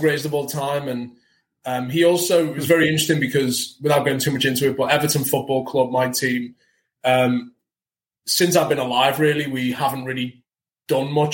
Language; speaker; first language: English; native; English